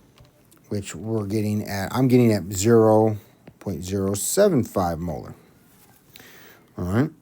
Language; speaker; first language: English; native; English